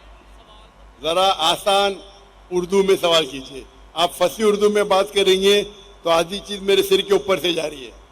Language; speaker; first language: Hindi; non-native, local second language; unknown